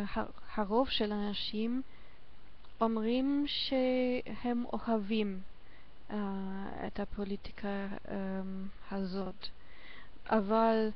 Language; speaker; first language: Hebrew; non-native, learner; German